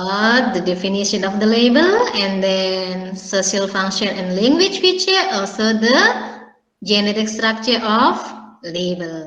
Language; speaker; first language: English; non-native, learner; Indonesian